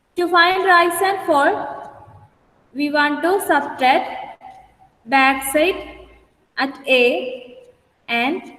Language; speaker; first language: English; non-native, local second language; Malayalam